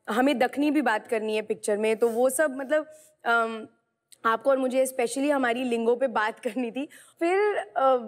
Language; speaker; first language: Hindi; native; Hindi